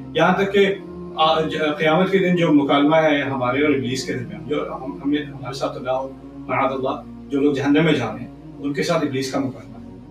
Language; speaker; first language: Urdu; early bilingual, heritage; Urdu